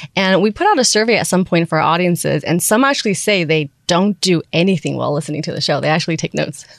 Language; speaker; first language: English; early bilingual, other home language; Chinese